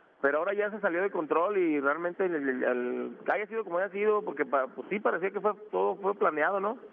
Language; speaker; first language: Spanish; native; Spanish